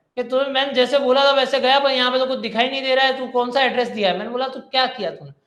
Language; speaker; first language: Hindi; non-native, local second language; Gujarati